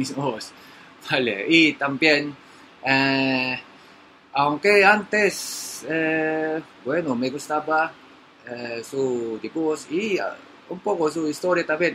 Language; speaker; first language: Spanish; non-native, learner; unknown